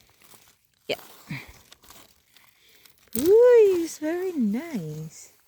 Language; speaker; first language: English; non-native, local second language; Cebuano